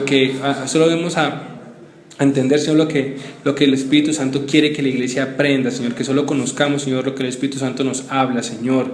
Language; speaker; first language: Spanish; native; Spanish